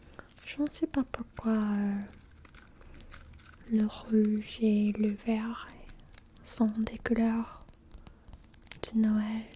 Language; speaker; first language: French; non-native, learner; English